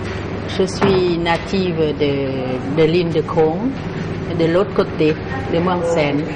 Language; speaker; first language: French; non-native, fluent; Lao